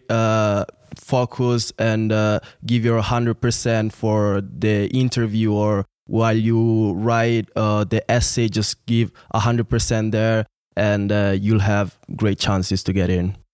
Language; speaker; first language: English; non-native, fluent; Italian